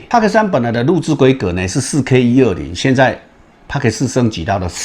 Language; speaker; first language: Chinese; native; Chinese